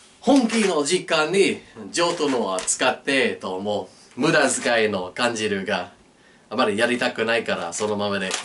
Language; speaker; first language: Japanese; non-native, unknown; English